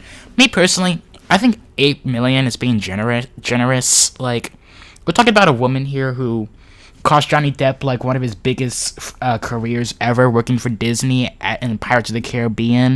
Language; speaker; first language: English; native; English